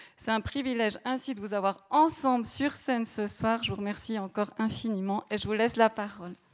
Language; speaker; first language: French; native; French